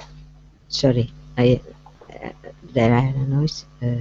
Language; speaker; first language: English; non-native, learner; Spanish